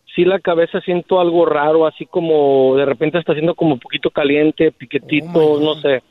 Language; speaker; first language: Spanish; native; Spanish